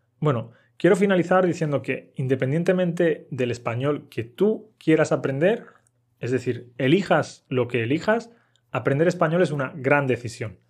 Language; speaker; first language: Spanish; native; Spanish